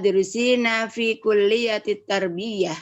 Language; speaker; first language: Arabic; non-native, learner; Indonesian